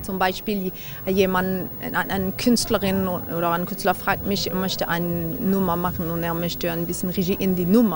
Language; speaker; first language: German; non-native, learner; French